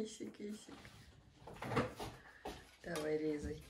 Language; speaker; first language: Russian; native; Russian